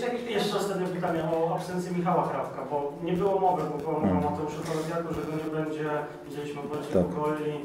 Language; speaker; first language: Polish; native; Polish